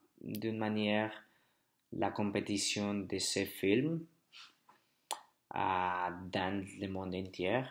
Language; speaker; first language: French; non-native, learner; Spanish